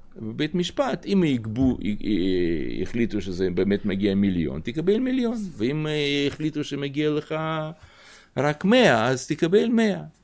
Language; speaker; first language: Hebrew; non-native, fluent; Russian